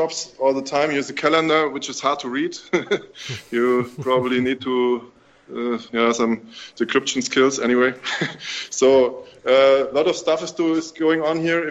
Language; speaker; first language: English; non-native, fluent; German